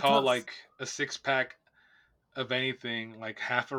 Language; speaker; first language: English; native; English